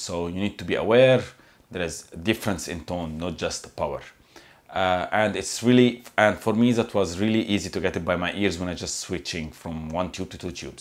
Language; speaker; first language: English; non-native, fluent; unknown